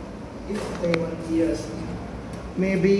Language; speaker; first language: English; non-native, learner; Thai